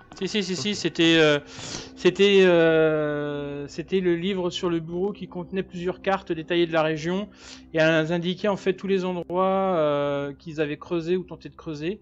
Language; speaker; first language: French; native; French